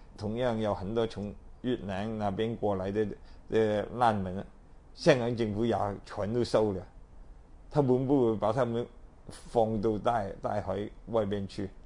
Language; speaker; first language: Chinese; non-native, local second language; Cantonese